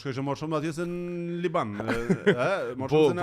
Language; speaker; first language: Albanian; native; Albanian